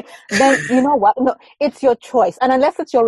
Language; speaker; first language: English; native; English